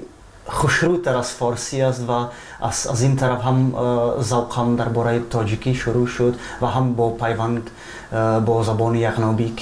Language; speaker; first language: Persian; non-native, fluent; Czech